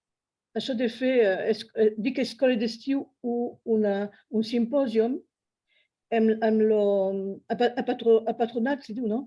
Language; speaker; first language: Catalan; non-native, fluent; French